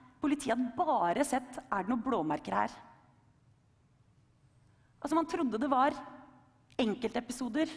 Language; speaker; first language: Norwegian; native; Norwegian